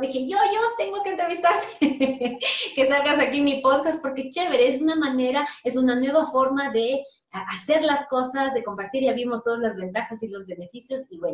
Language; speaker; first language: Spanish; native; Spanish